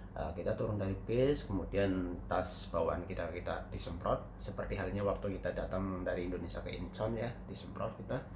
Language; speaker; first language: Indonesian; native; Indonesian